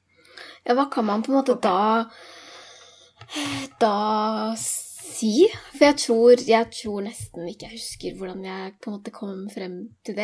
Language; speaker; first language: Norwegian; native; Norwegian